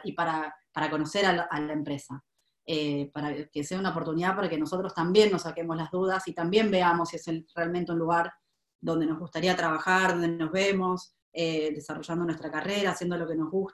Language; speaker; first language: Spanish; native; Spanish